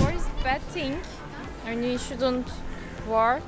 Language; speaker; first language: English; non-native, learner; Turkish